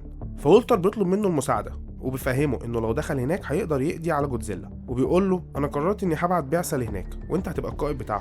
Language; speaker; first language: Arabic; native; Arabic